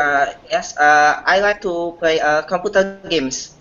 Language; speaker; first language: English; non-native, learner; Indonesian